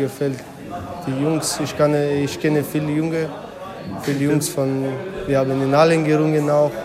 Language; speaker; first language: German; non-native, learner; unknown